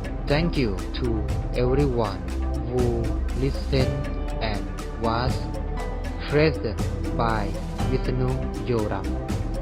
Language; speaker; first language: English; non-native, learner; Thai